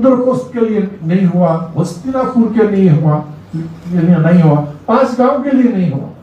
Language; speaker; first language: Hindi; non-native, local second language; Rangpuri